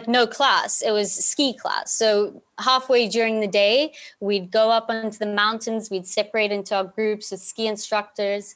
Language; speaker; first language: English; native; English